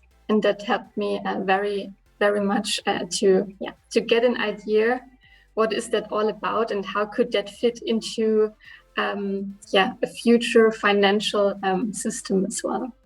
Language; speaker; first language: English; non-native, fluent; German